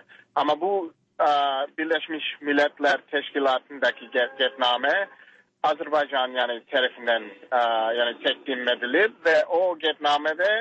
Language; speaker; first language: Turkish; non-native, learner; English